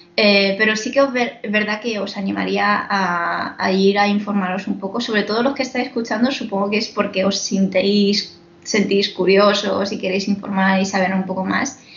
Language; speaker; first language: Spanish; non-native, fluent; Chinese